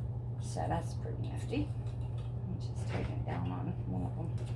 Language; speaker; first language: English; native; English